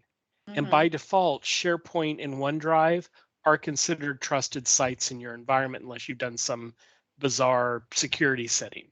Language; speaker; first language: English; native; English